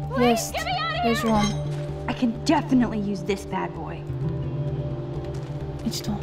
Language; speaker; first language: Polish; native; Polish